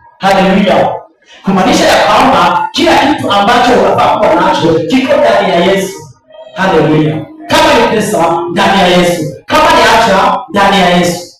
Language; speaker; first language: Swahili; non-native, local second language; Rundi